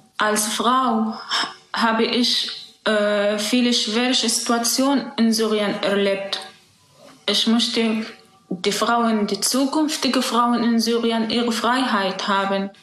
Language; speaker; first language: German; non-native, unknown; Arabic